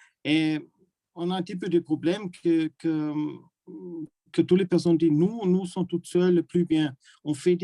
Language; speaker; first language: French; non-native, learner; German